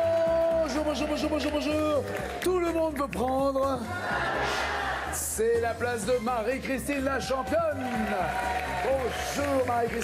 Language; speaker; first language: French; native; French